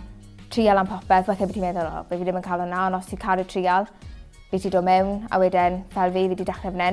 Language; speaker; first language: Welsh; native; Welsh